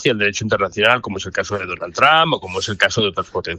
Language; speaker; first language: Spanish; native; Spanish